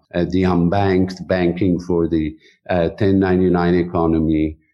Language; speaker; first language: English; non-native, fluent; Persian